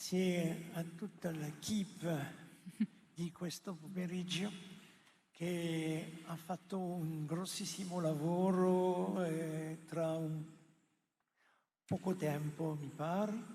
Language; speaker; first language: Italian; non-native, fluent; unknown